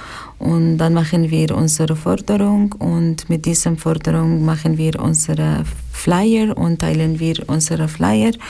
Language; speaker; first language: German; non-native, learner; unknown